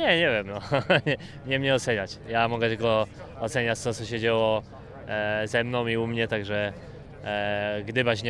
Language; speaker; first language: Polish; native; Polish